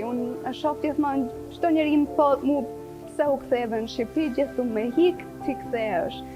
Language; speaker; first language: Albanian; early bilingual, heritage; Albanian